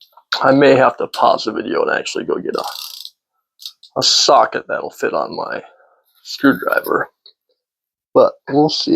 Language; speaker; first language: English; native; English